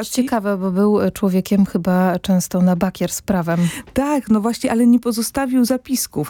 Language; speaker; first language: Polish; native; Polish